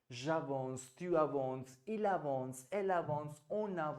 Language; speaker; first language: French; non-native, fluent; Hindi